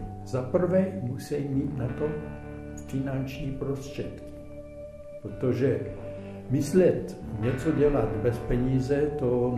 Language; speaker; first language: Czech; early bilingual, heritage; Czech